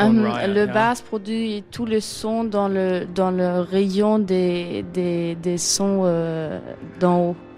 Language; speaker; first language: French; non-native, learner; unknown